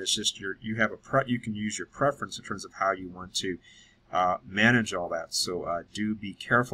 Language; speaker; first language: English; native; English